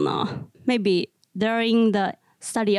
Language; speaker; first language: English; non-native, learner; Japanese